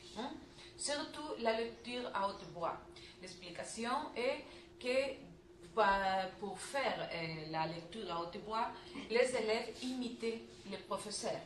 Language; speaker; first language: French; non-native, learner; Spanish